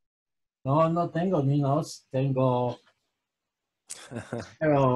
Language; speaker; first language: Spanish; non-native, learner; English